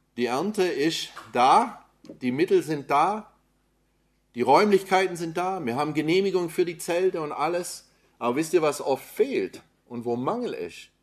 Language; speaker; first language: German; native; German